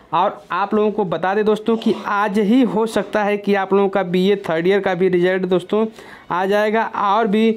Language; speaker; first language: Hindi; native; Hindi